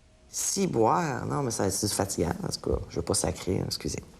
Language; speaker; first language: French; native; French